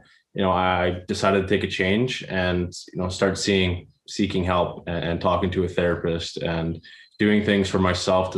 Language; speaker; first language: English; native; English